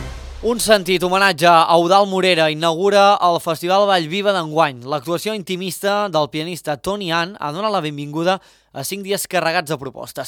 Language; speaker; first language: Catalan; native; Catalan